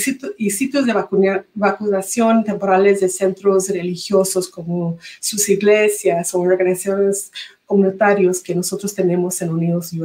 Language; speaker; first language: Spanish; early bilingual, heritage; Spanish